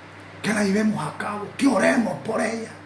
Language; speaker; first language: Spanish; native; Spanish